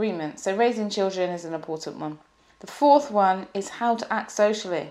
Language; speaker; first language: English; native; English